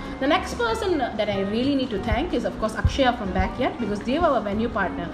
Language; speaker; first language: English; non-native, local second language; Tamil